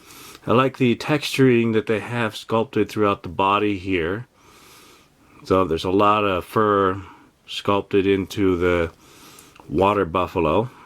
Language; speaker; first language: English; native; English